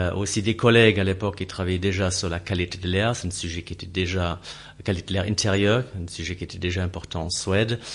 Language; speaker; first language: French; non-native, fluent; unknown